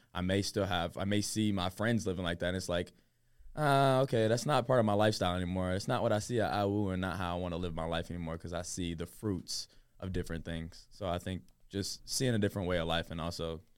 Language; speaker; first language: English; native; English